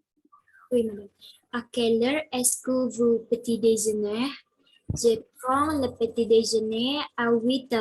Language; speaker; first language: French; non-native, learner; Indonesian